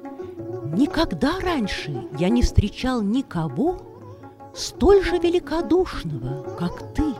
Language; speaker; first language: Russian; native; Russian